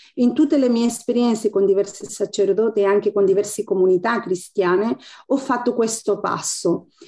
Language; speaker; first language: Italian; non-native, fluent; Spanish